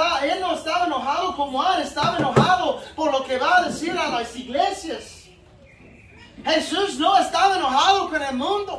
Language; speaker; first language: Spanish; non-native, fluent; English